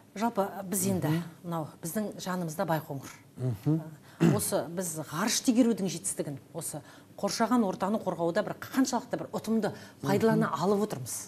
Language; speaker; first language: Kazakh; native; Kazakh